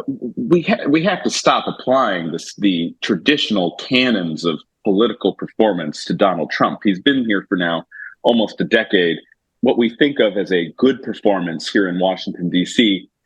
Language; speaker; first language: English; native; English